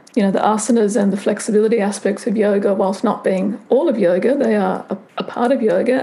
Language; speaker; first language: English; native; English